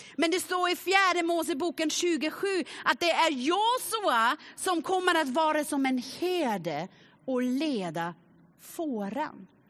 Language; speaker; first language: Swedish; non-native, fluent; German